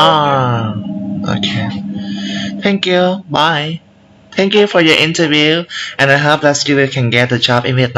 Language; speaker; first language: English; non-native, learner; Vietnamese